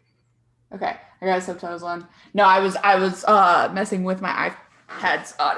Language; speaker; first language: English; native; English